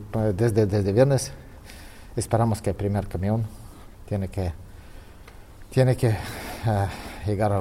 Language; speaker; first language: Spanish; non-native, learner; Ukrainian